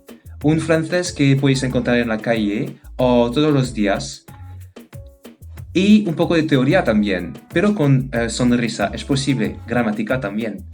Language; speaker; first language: Spanish; non-native, fluent; French